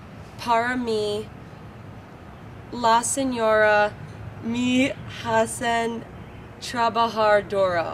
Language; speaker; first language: Spanish; non-native, learner; English